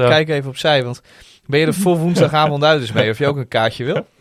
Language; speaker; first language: Dutch; native; Dutch